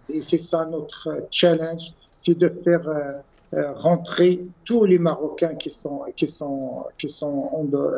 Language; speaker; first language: French; non-native, local second language; Arabic